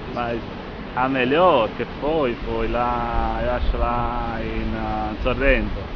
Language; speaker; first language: Portuguese; non-native, fluent; Italian